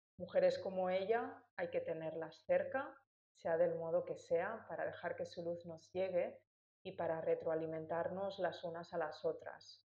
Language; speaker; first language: Spanish; native; Spanish